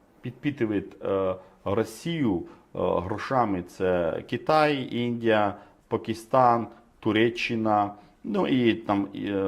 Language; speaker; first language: Ukrainian; non-native, fluent; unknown